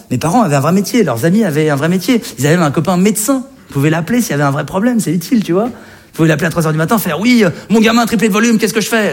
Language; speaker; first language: French; native; French